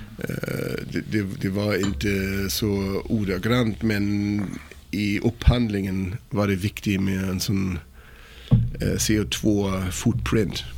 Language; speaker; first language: Swedish; non-native, fluent; German